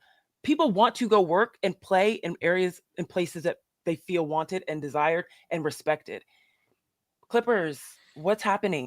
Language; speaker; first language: English; native; English